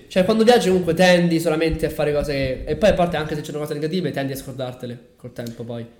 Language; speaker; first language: Italian; native; Italian